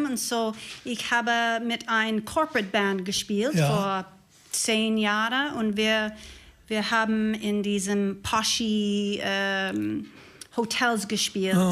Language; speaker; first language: German; non-native, learner; English